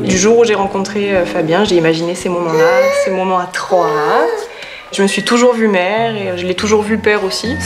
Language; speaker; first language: French; native; French